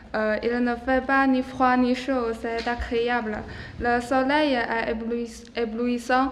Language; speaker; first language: French; non-native, learner; Chinese